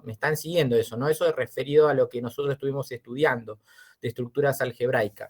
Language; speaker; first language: Spanish; native; Spanish